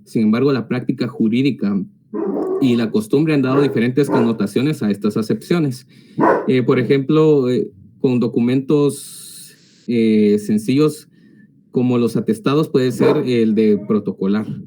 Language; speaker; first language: Spanish; native; Spanish